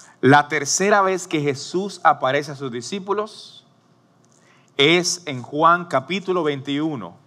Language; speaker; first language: Spanish; native; Spanish